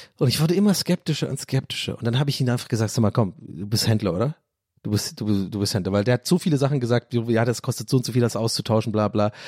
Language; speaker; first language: German; non-native, fluent; English